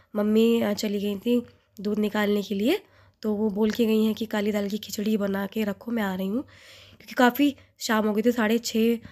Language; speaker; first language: Hindi; native; Hindi